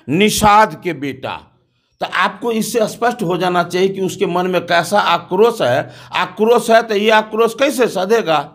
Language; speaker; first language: Hindi; native; Hindi